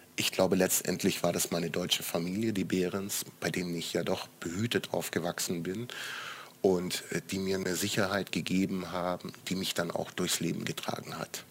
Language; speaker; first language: German; early bilingual, other home language; Croatian